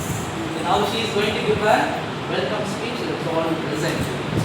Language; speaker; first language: English; non-native, local second language; Tamil